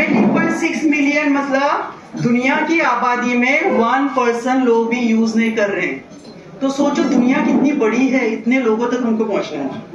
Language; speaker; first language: Hindi; native; Hindi